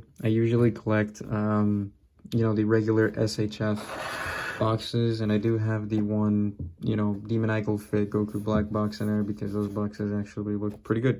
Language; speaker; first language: English; native; English